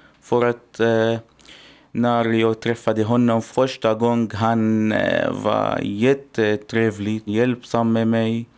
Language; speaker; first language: Swedish; non-native, learner; Arabic